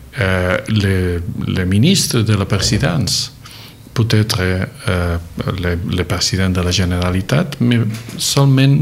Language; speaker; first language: French; non-native, learner; Catalan